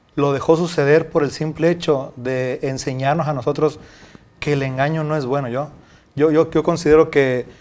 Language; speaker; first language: Spanish; native; Spanish